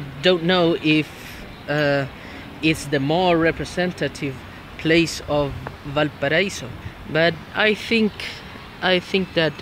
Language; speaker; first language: English; non-native, learner; Spanish